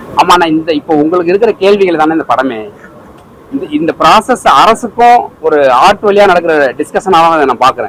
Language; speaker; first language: Tamil; native; Tamil